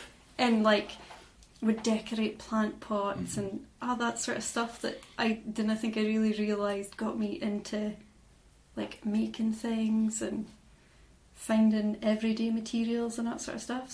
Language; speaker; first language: English; native; English